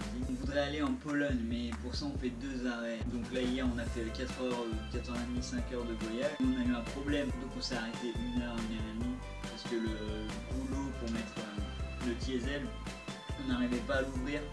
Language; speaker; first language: French; native; French